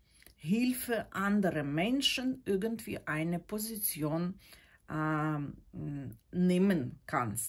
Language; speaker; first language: German; non-native, fluent; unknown